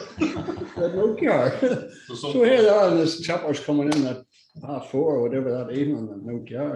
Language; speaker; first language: English; native; English